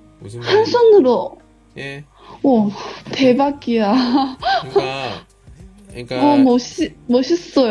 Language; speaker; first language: Korean; non-native, learner; Chinese